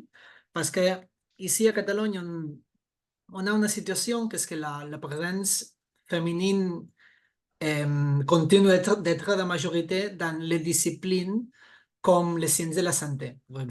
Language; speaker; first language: French; non-native, fluent; Catalan